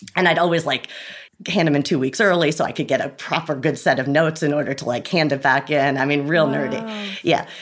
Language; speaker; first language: English; native; English